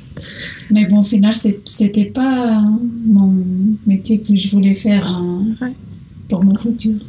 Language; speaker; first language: French; non-native, learner; Portuguese